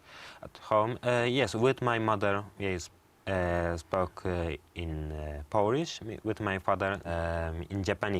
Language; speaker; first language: English; non-native, learner; Japanese